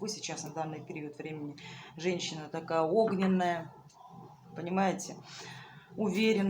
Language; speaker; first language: Russian; native; Russian